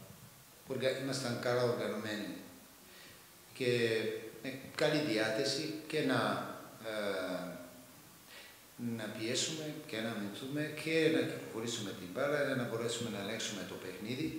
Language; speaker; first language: Greek; non-native, fluent; Serbian